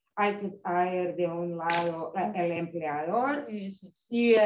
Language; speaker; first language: Spanish; non-native, fluent; Serbian